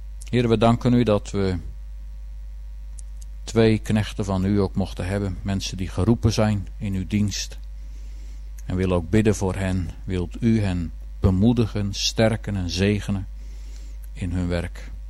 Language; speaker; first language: Dutch; native; Dutch